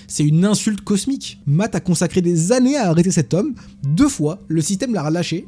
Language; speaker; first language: French; native; French